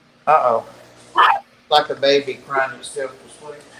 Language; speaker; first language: English; native; English